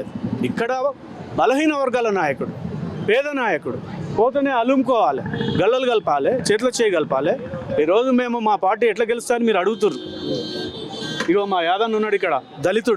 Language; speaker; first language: Telugu; native; Telugu